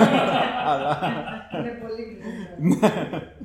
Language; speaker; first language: Greek; non-native, fluent; English